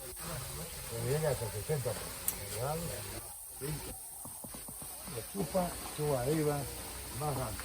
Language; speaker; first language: Spanish; non-native, fluent; Hebrew